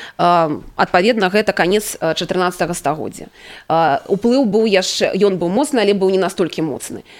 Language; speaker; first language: Belarusian; native; Belarusian